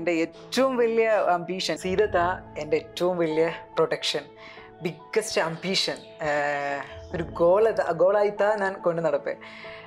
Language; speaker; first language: Tamil; non-native, learner; Malayalam